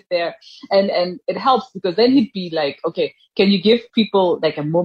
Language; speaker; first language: English; non-native, local second language; Tswana